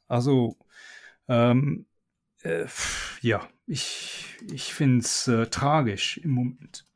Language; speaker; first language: German; non-native, fluent; English